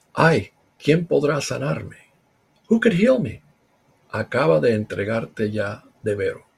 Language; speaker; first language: Spanish; early bilingual, heritage; Spanish